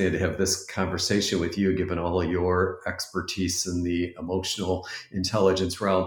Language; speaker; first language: English; native; English